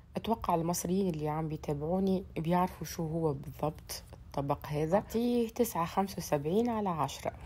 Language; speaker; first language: Arabic; native; Arabic